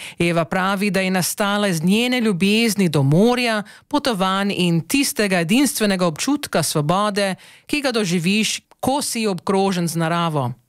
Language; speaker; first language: Slovenian; early bilingual, heritage; Slovenian